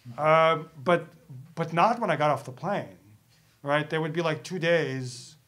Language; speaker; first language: English; early bilingual, other home language; Russian